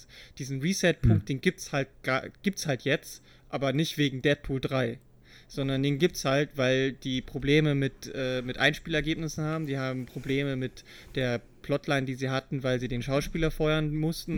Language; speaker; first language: German; native; German